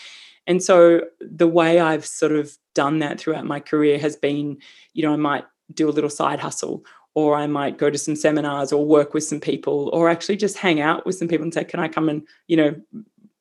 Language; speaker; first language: English; native; English